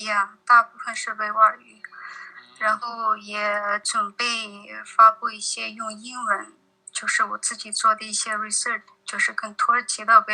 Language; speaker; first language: Chinese; non-native, local second language; Uyghur